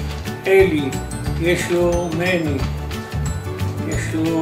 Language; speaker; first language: Hebrew; non-native, fluent; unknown